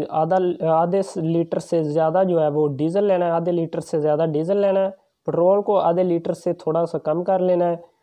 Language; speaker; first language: Urdu; non-native, local second language; Punjabi